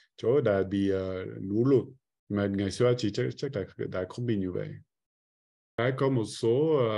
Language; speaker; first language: Vietnamese; non-native, fluent; French